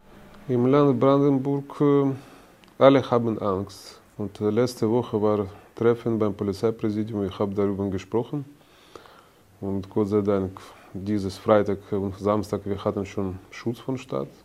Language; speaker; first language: German; non-native, learner; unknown